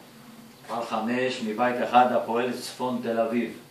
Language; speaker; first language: Hebrew; native; Hebrew